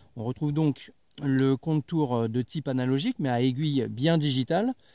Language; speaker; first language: French; native; French